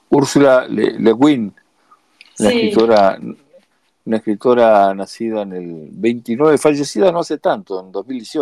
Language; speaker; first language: Spanish; native; Spanish